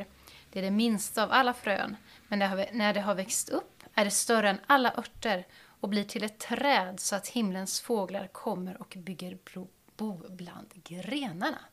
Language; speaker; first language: Swedish; native; Swedish